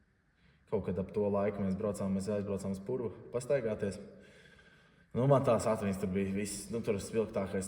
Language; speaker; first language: Latvian; native; Latvian